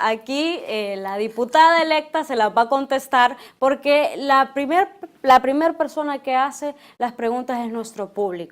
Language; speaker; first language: Spanish; native; Spanish